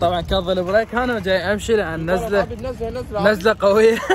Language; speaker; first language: Arabic; native; Arabic